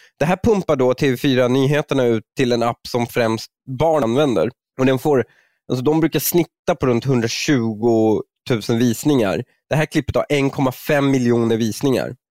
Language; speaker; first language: Swedish; early bilingual, other home language; Persian